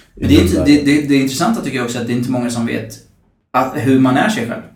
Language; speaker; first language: Swedish; native; Swedish